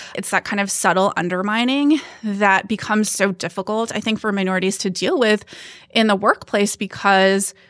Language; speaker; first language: English; early bilingual, other home language; Hindi